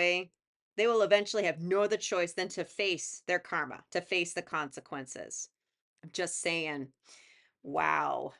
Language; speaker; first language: English; native; English